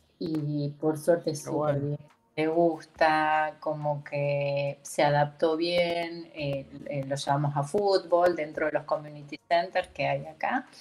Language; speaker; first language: Spanish; native; Spanish